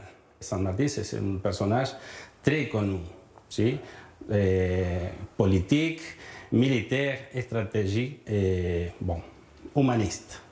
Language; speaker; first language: French; non-native, learner; Spanish